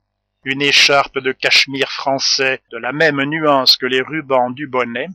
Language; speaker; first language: French; native; French